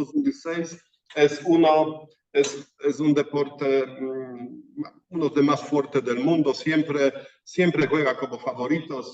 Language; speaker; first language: Spanish; non-native, fluent; Polish